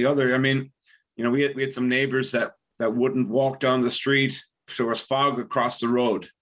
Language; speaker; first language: English; native; English